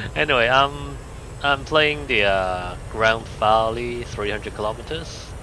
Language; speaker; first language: English; non-native, local second language; Cantonese